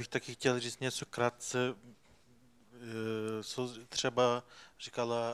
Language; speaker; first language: Czech; non-native, fluent; Turkish